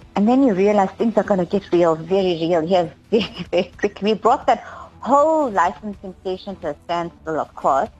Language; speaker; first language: English; native; English